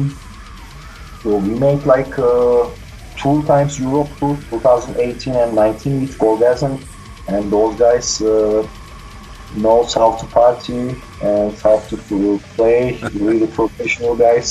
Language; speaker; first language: English; non-native, learner; Turkish